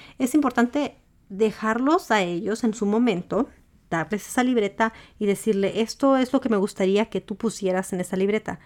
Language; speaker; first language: Spanish; early bilingual, heritage; Spanish